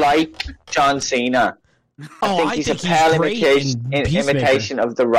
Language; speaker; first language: English; native; English